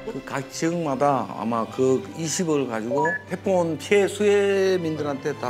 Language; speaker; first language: Korean; native; Korean